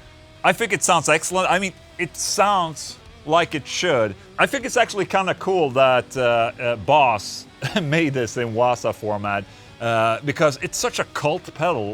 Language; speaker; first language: English; non-native, fluent; Swedish